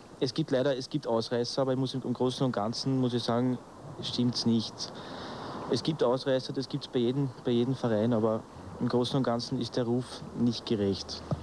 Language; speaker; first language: German; native; German